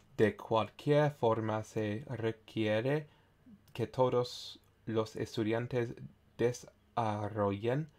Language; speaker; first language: Spanish; non-native, learner; English